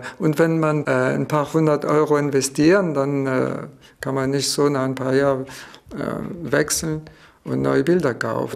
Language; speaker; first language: German; non-native, fluent; French